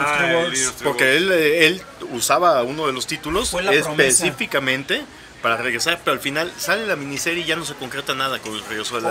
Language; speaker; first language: Spanish; native; Spanish